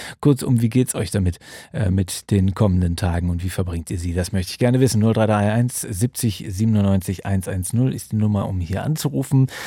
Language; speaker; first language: German; native; German